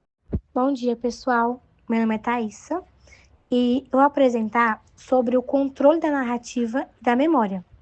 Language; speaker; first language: Portuguese; native; Portuguese